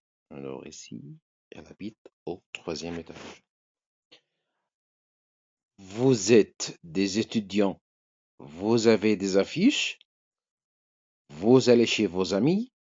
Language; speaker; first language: French; non-native, fluent; Arabic